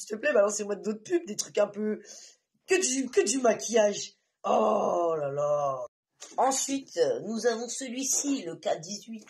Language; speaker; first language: French; native; French